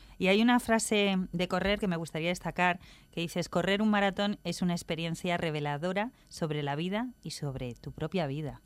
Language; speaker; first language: Spanish; native; Spanish